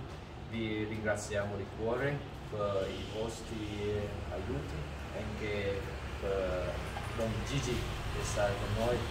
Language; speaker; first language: Italian; non-native, fluent; Vietnamese